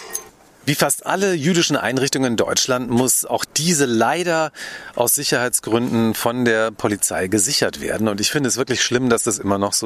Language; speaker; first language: German; native; German